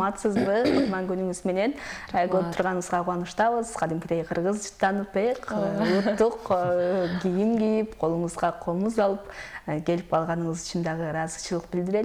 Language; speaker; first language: Kyrgyz; native; Kyrgyz